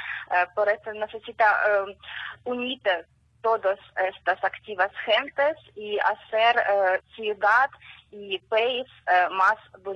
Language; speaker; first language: Spanish; non-native, learner; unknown